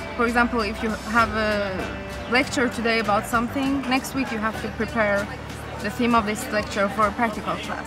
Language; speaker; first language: English; non-native, fluent; Swedish